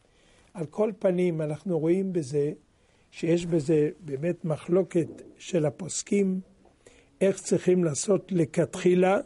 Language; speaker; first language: Hebrew; non-native, fluent; French